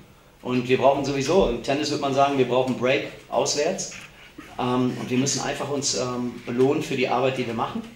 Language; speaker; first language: German; native; German